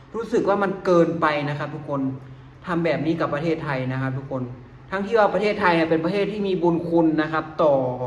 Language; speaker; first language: Thai; native; Thai